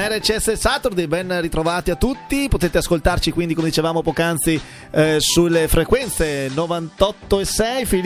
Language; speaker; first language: Italian; native; Italian